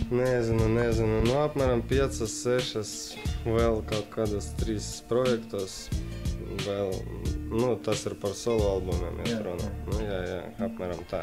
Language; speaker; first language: Latvian; non-native, local second language; Russian